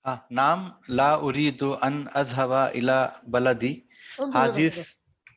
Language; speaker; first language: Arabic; non-native, learner; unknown